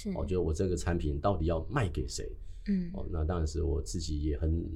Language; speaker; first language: Chinese; native; Chinese